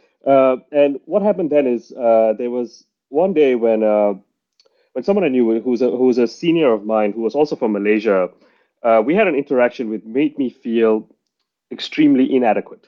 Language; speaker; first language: English; non-native, local second language; Tamil